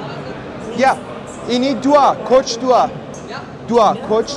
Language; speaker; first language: Indonesian; non-native, learner; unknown